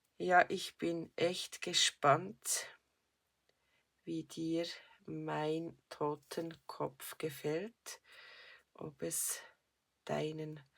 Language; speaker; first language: German; native; German